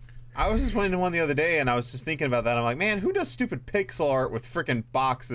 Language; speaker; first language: English; native; English